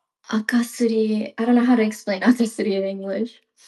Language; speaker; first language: English; native; English